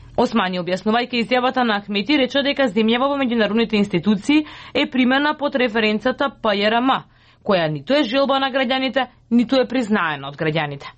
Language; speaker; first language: Macedonian; native; Macedonian